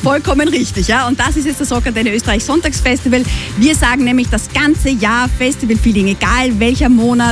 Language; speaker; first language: German; native; German